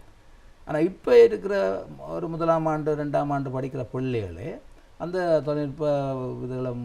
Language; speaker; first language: Tamil; native; Tamil